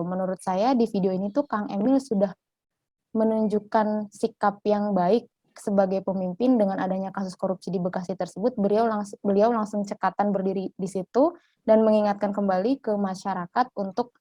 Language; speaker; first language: Indonesian; native; Indonesian